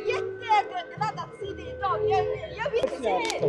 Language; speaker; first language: Swedish; non-native, learner; Mongolian